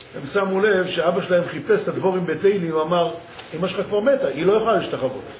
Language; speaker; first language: Hebrew; native; Hebrew